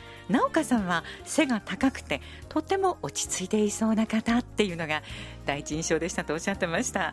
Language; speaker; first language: Japanese; native; Japanese